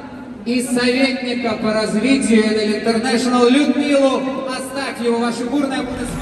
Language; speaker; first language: Russian; native; Russian